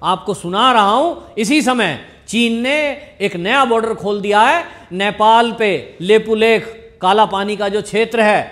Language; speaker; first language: Hindi; native; Hindi